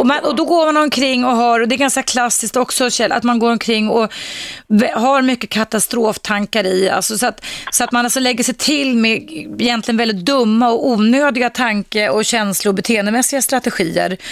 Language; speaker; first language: Swedish; native; Swedish